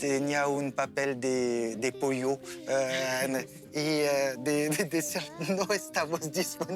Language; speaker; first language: Spanish; non-native, learner; French